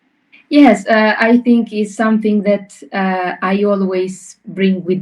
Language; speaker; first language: English; non-native, learner; Italian